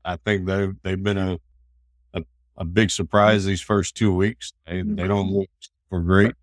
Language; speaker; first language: English; native; English